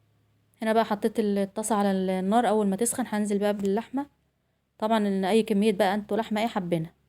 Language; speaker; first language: Arabic; native; Arabic